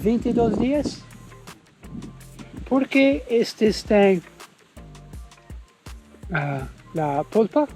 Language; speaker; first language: Spanish; non-native, learner; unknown